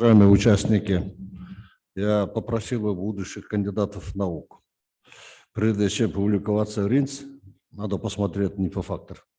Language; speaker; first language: Russian; non-native, local second language; Kyrgyz